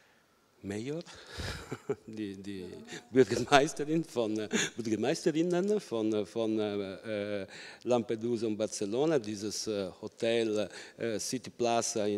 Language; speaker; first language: German; non-native, fluent; Italian